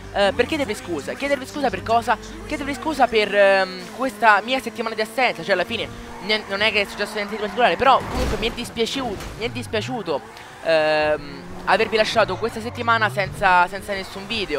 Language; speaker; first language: Italian; native; Italian